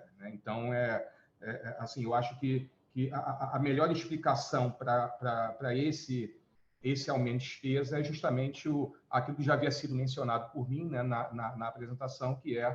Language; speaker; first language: Portuguese; native; Portuguese